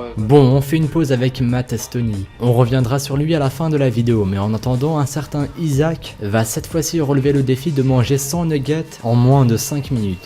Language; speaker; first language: French; native; French